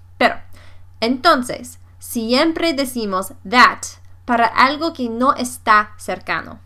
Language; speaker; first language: Spanish; non-native, fluent; English